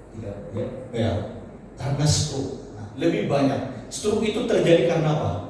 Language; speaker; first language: Indonesian; native; Indonesian